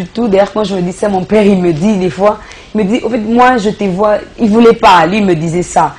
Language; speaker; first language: French; non-native, local second language; Lingala